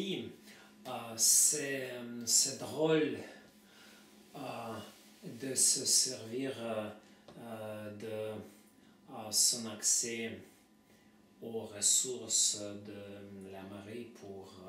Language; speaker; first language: French; non-native, fluent; Russian